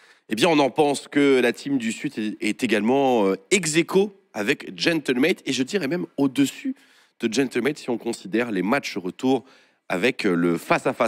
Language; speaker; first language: French; native; French